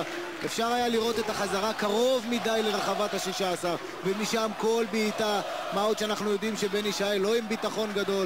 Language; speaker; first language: Hebrew; native; Hebrew